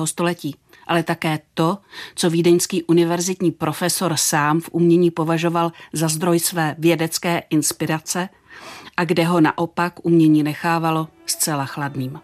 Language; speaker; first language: Czech; native; Czech